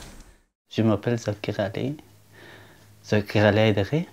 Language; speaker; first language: French; non-native, learner; Persian